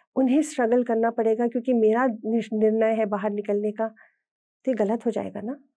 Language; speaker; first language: Hindi; native; Hindi